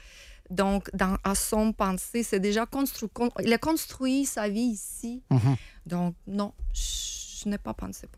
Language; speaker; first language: French; non-native, learner; Ukrainian